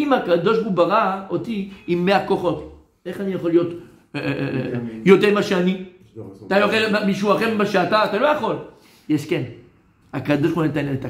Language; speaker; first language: Hebrew; non-native, fluent; French